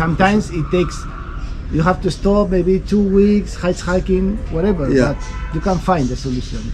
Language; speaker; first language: English; non-native, learner; Spanish